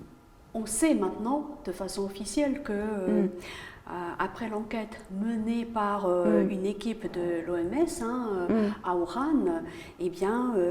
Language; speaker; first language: French; native; French